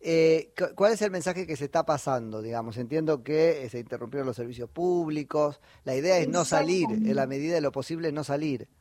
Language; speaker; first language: Spanish; native; Spanish